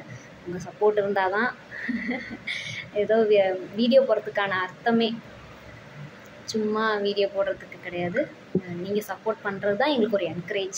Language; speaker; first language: Tamil; native; Tamil